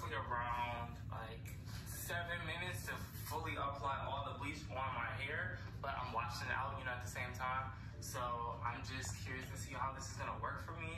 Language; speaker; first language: English; native; English